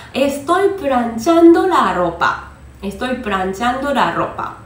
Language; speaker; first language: Spanish; non-native, fluent; Japanese